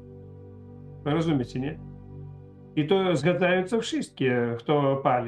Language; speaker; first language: Polish; non-native, learner; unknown